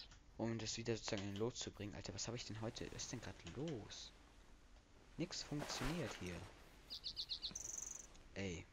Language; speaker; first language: German; native; German